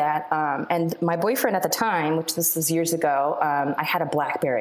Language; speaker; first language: English; native; English